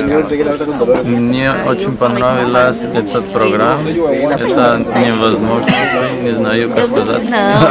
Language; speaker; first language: Russian; non-native, learner; Spanish